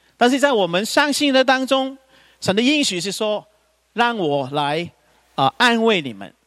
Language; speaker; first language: Chinese; non-native, local second language; Cantonese